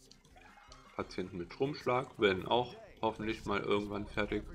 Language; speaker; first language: German; native; German